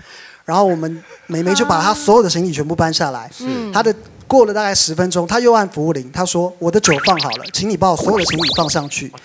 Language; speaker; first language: Chinese; native; Chinese